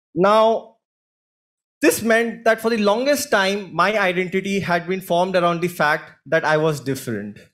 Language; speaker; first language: English; non-native, local second language; Hindi